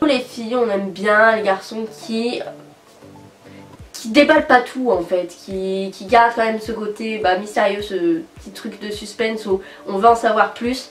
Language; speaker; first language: French; native; French